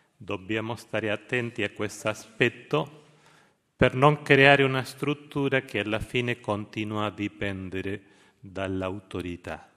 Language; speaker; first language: Italian; non-native, fluent; Spanish